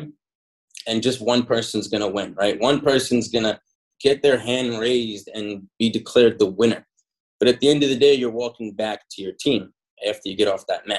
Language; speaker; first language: English; native; English